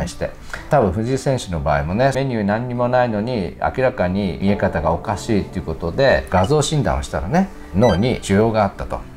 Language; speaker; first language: Japanese; native; Japanese